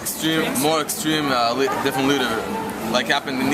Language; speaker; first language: English; non-native, fluent; Hebrew